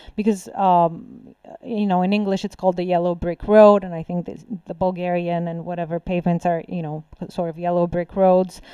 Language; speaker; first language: English; non-native, fluent; Bulgarian